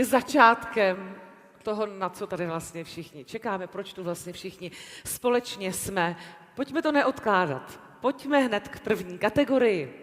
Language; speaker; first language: Czech; native; Czech